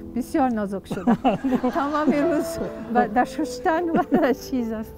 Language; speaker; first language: Persian; non-native, fluent; Arabic